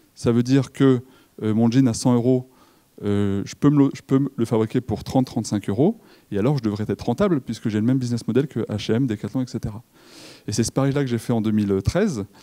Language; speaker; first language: French; native; French